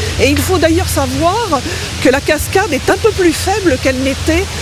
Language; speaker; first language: French; native; French